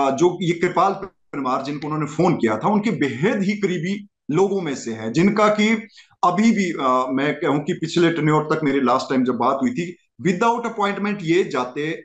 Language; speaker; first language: Hindi; native; Hindi